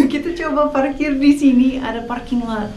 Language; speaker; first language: Indonesian; non-native, learner; English